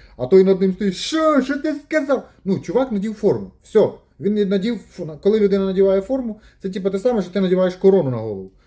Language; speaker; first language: Ukrainian; non-native, local second language; Russian